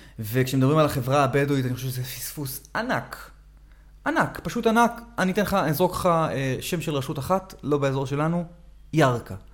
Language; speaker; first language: Hebrew; native; Hebrew